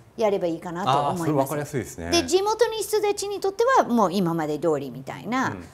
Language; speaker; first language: Japanese; non-native, fluent; English